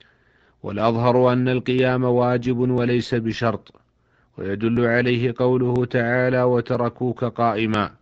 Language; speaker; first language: Arabic; native; Arabic